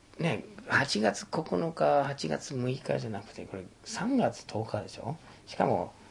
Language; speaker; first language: Japanese; non-native, fluent; English